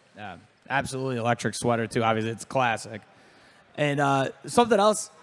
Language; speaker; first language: English; native; English